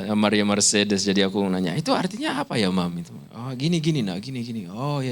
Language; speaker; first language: Indonesian; early bilingual, heritage; English